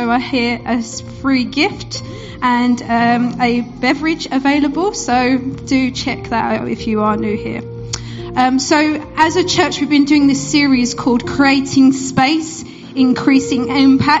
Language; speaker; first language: English; native; English